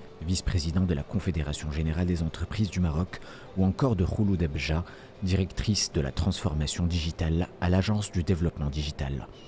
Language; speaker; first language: French; non-native, local second language; Arabic